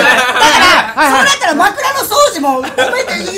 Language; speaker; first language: Japanese; native; Japanese